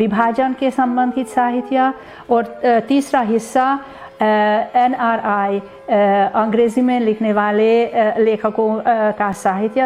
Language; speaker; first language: Hindi; non-native, fluent; Hungarian